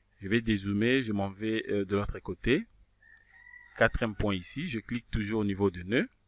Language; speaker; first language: French; non-native, local second language; Kongo